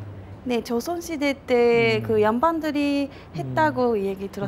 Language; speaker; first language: Korean; non-native, fluent; Japanese